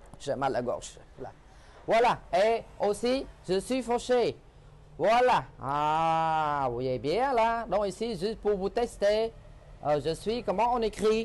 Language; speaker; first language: French; non-native, fluent; Khmer